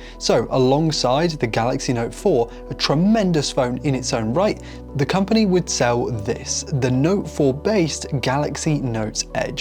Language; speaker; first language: English; native; English